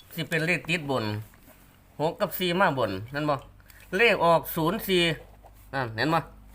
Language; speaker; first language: Thai; native; Thai